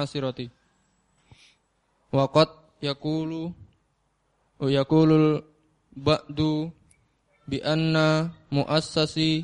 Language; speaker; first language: Arabic; non-native, learner; Indonesian